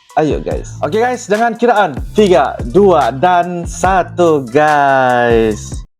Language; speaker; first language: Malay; native; Malay